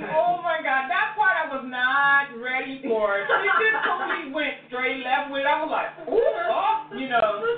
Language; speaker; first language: English; non-native, fluent; Spanish